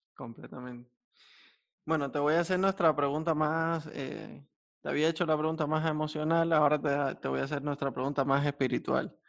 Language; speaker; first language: Spanish; native; Spanish